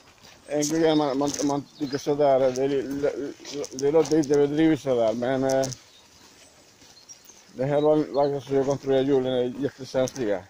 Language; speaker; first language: Swedish; non-native, learner; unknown